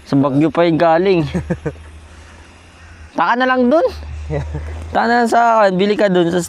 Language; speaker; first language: Filipino; native; Filipino